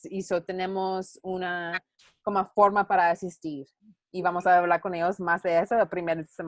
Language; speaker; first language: Spanish; non-native, learner; English